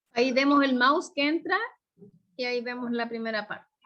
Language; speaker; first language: Spanish; native; Spanish